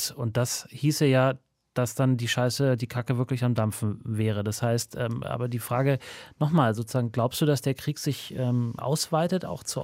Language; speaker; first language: German; native; German